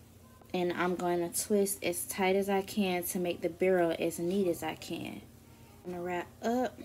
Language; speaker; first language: English; native; English